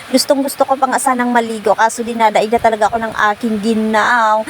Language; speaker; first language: Filipino; non-native, fluent; Masbatenyo